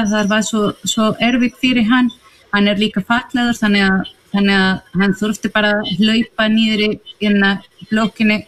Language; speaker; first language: Icelandic; non-native, fluent; Spanish